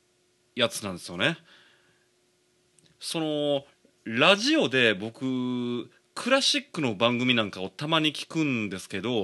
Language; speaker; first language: Japanese; native; Japanese